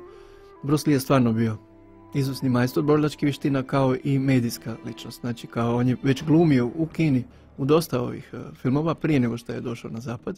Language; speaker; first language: Bosnian; native; Bosnian